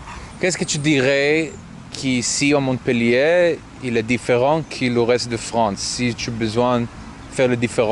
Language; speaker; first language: French; non-native, learner; English